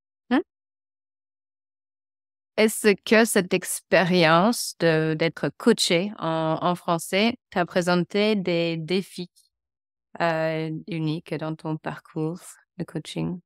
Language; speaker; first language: French; non-native, fluent; English